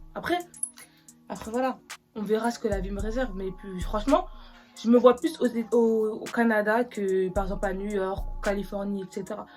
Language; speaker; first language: French; native; French